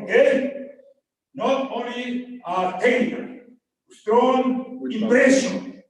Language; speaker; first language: English; non-native, learner; Spanish